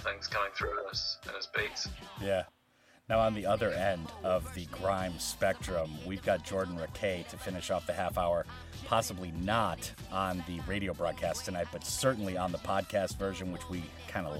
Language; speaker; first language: English; native; English